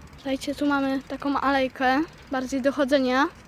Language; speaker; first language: Polish; native; Polish